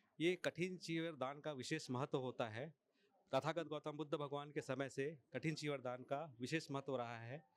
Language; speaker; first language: Hindi; non-native, local second language; Marathi